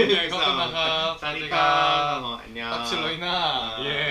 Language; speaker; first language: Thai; non-native, learner; Korean